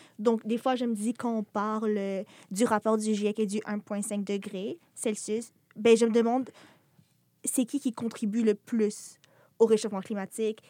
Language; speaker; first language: French; native; French